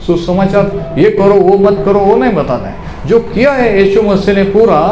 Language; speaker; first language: Hindi; non-native, local second language; Marathi